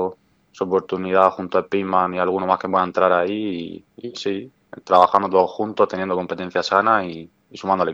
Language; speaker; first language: Spanish; native; Spanish